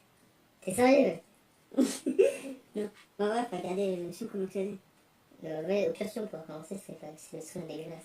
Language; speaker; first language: French; native; French